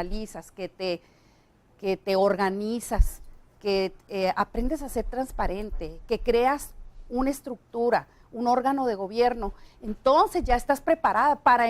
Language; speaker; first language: Spanish; native; Spanish